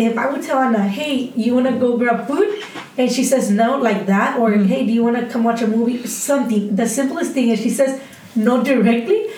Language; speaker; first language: English; early bilingual, other home language; Spanish